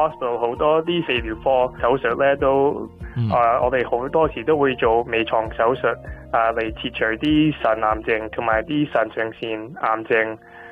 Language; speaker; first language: Cantonese; non-native, fluent; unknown